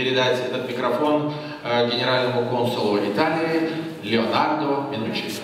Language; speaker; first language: Russian; native; Russian